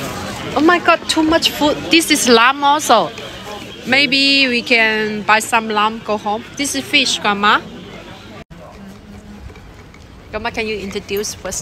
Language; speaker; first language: English; non-native, learner; Chinese